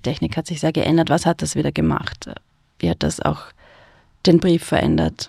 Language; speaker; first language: German; native; German